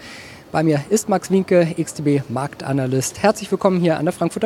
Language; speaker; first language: German; native; German